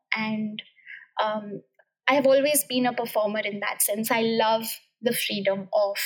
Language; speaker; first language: English; non-native, local second language; Hindi